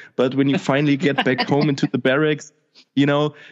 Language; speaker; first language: English; non-native, fluent; German